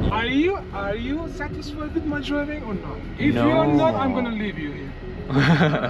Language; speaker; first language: English; non-native, learner; Persian